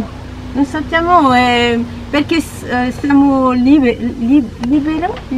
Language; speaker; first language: Italian; non-native, learner; French